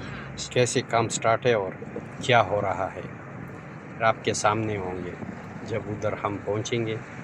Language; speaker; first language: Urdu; non-native, local second language; Pashto